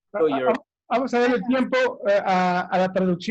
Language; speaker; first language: Spanish; native; Spanish